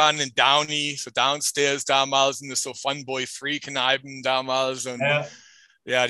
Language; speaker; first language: German; non-native, fluent; English